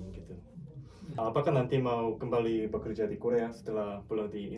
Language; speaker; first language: Indonesian; non-native, fluent; Korean